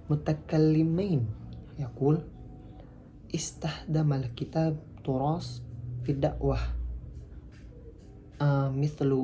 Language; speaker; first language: Arabic; non-native, learner; Indonesian